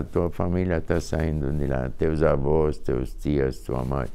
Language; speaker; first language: Portuguese; non-native, fluent; Hungarian